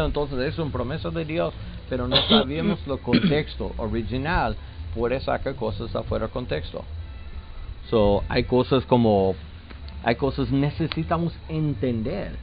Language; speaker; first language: Spanish; non-native, learner; English